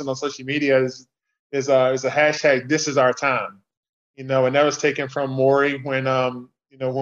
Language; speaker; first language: English; native; English